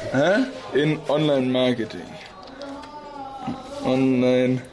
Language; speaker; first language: English; non-native, learner; German